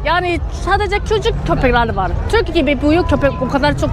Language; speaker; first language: Turkish; non-native, learner; Korean